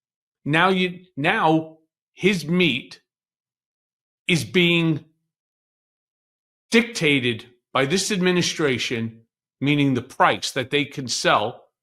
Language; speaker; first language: English; native; English